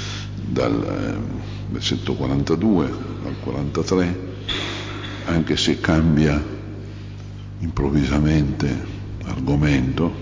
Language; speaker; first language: Italian; native; Italian